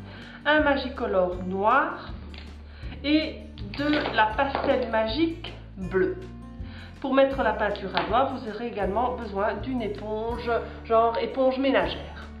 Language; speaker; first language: French; native; French